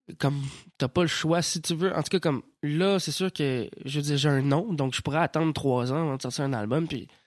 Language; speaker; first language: French; native; French